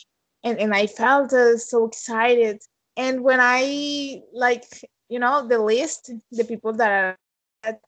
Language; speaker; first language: English; non-native, fluent; Spanish